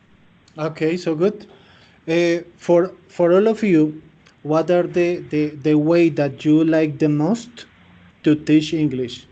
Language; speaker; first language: English; non-native, fluent; Spanish